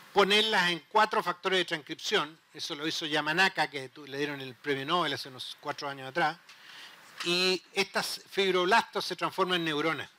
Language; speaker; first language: Spanish; native; Spanish